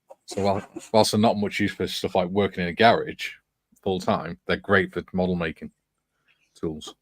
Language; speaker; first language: English; native; English